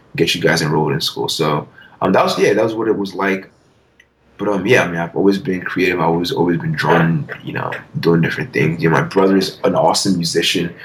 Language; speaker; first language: English; early bilingual, other home language; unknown